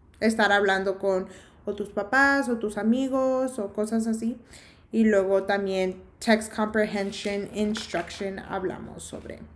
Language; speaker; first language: Spanish; early bilingual, heritage; Spanish